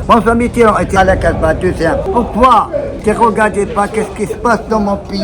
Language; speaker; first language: French; non-native, local second language; Arabic